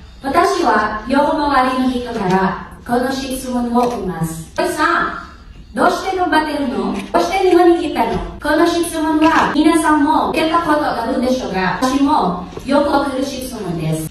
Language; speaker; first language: Japanese; non-native, learner; Filipino